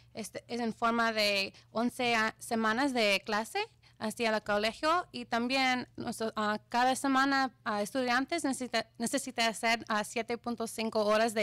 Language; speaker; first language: Spanish; non-native, fluent; English